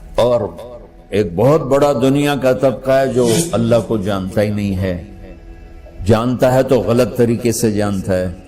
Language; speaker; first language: Urdu; non-native, local second language; Punjabi